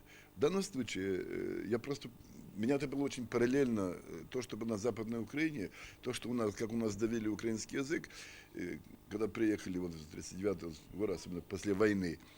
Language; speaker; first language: Russian; non-native, local second language; Ukrainian